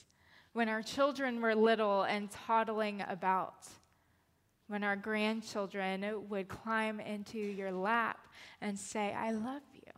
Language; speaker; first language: English; native; English